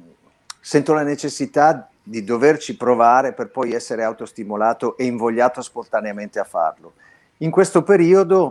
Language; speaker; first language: Italian; native; Italian